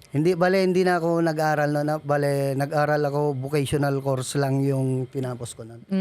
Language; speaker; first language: Filipino; non-native, local second language; Iloko